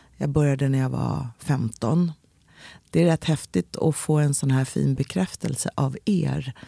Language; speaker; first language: Swedish; native; Swedish